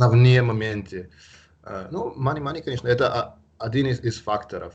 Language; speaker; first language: Russian; non-native, fluent; Italian